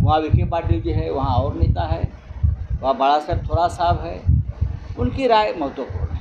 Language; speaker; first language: Hindi; non-native, local second language; Marathi